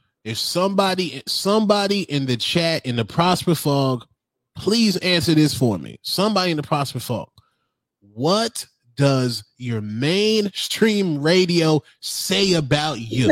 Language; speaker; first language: English; native; English